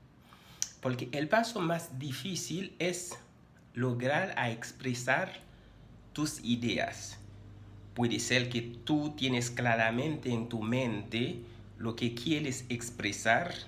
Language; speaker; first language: Spanish; non-native, fluent; Haitian Creole